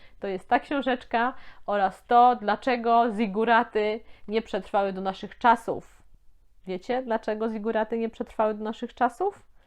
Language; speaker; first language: Polish; native; Polish